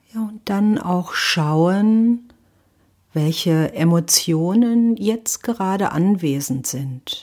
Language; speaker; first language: German; native; German